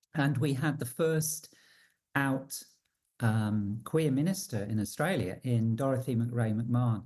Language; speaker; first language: English; native; English